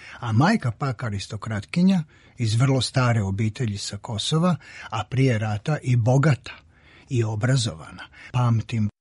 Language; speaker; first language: Croatian; native; Croatian